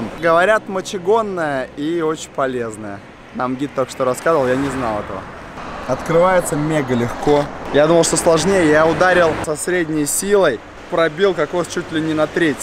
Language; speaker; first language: Russian; native; Russian